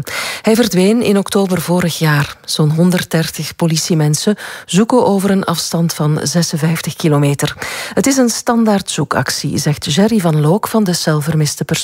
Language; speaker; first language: Dutch; native; Dutch